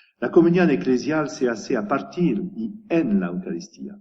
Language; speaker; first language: Spanish; non-native, learner; French